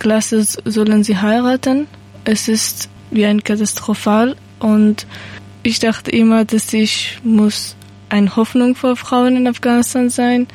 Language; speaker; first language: German; non-native, learner; Persian